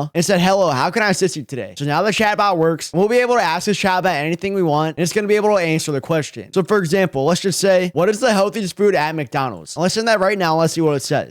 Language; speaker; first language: English; native; English